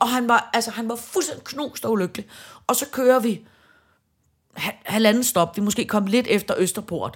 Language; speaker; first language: Danish; native; Danish